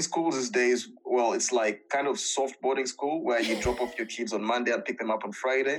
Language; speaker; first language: English; non-native, local second language; Ganda